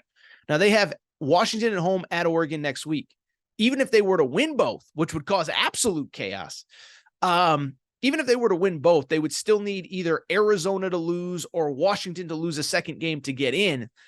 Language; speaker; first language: English; native; English